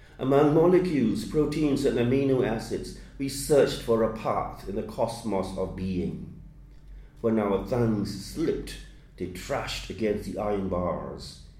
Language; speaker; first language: English; non-native, fluent; Burmese